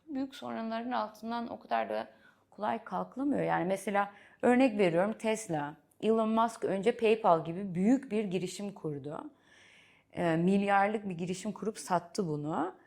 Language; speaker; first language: Turkish; early bilingual, heritage; Turkish